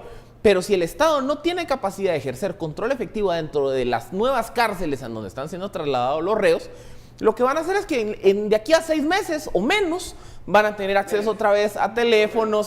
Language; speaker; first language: Spanish; native; Spanish